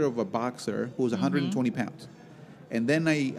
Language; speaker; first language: English; non-native, fluent; Spanish